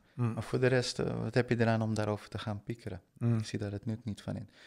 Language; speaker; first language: Dutch; native; Dutch